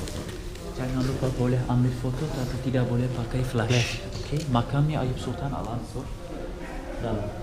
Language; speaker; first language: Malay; non-native, fluent; Turkish